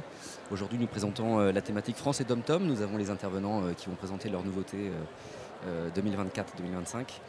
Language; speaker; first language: French; native; French